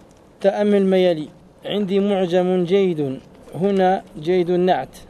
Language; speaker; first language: Arabic; non-native, fluent; French